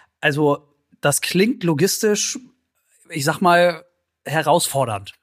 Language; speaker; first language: German; native; German